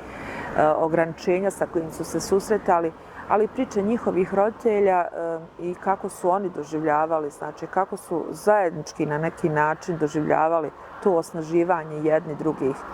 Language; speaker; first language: Bosnian; native; Bosnian